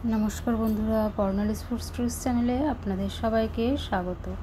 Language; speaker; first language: Hindi; non-native, local second language; Bangla